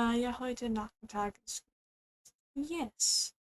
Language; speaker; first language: German; non-native, learner; English